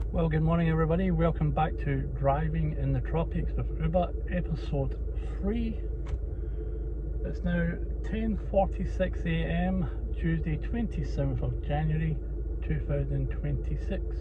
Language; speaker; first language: English; native; English